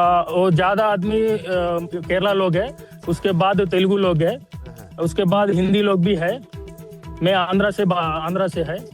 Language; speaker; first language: Hindi; non-native, local second language; Telugu